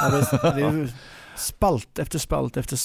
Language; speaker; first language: Swedish; native; Swedish